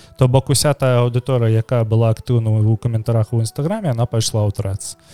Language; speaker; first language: Belarusian; non-native, local second language; Russian